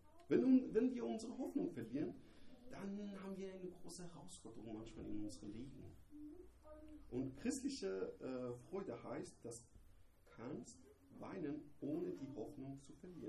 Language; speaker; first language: German; non-native, learner; Persian